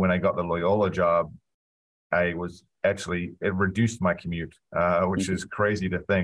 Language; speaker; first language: English; native; English